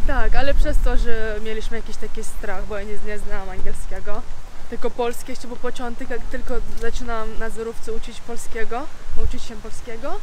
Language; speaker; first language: Polish; non-native, learner; Uzbek